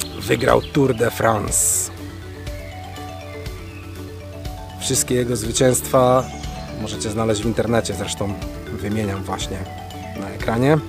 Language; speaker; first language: Polish; native; Polish